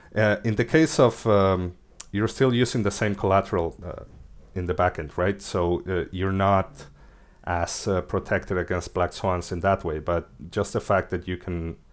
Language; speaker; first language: English; early bilingual, other home language; Spanish